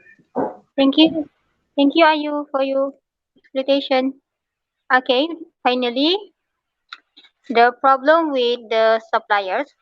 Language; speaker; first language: English; non-native, local second language; Malay